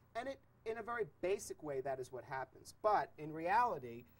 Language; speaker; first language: English; native; English